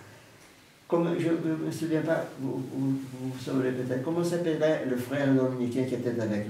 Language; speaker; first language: French; non-native, fluent; Portuguese